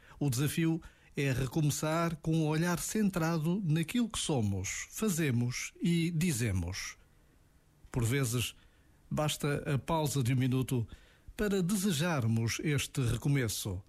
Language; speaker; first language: Portuguese; native; Portuguese